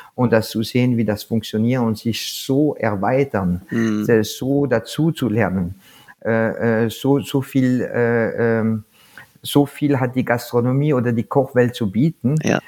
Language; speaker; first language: German; non-native, fluent; French